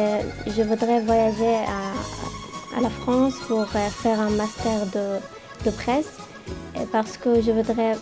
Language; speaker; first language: French; non-native, learner; Arabic